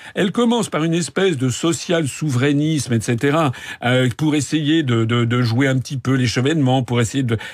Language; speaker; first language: French; native; French